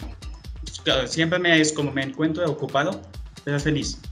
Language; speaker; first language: Spanish; non-native, fluent; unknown